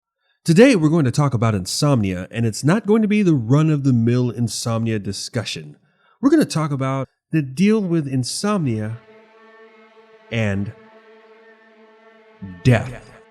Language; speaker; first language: English; native; English